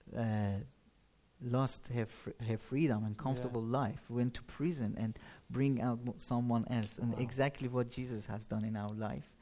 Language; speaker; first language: English; non-native, learner; Persian